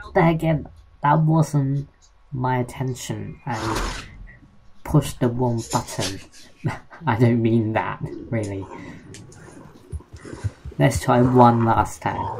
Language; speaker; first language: English; non-native, fluent; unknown